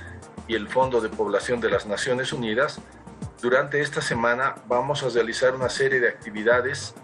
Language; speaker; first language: Spanish; native; Spanish